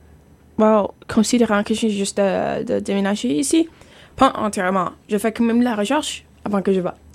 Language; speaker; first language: French; non-native, local second language; English